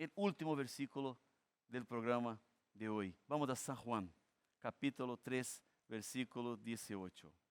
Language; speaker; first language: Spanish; non-native, fluent; Portuguese